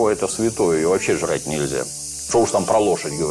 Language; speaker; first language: Russian; native; Russian